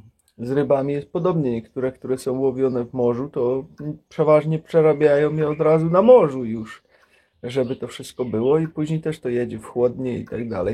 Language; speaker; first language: Polish; native; Polish